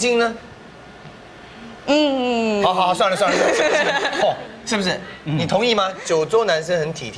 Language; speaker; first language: Chinese; native; Chinese